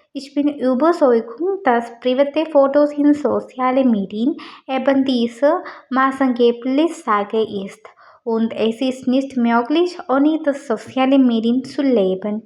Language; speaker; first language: German; non-native, learner; Malayalam